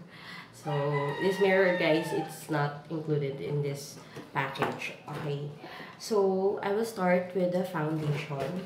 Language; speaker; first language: English; non-native, local second language; Filipino